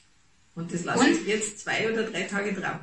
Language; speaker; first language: German; native; German